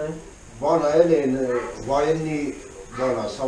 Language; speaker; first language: Russian; non-native, learner; Armenian